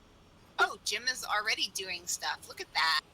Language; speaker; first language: English; native; English